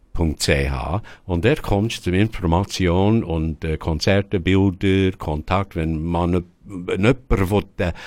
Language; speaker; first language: German; non-native, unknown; English